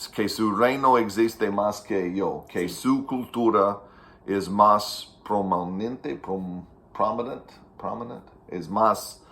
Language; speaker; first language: Spanish; non-native, fluent; English